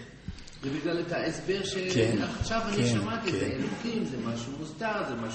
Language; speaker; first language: Hebrew; non-native, fluent; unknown